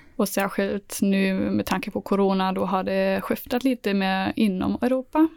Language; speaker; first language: Swedish; non-native, fluent; German